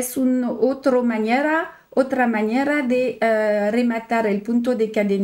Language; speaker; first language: Spanish; non-native, learner; French